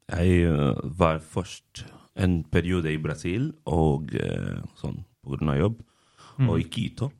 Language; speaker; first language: Norwegian; non-native, fluent; Spanish